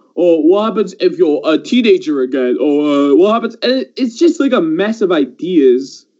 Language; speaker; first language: English; early bilingual, other home language; Persian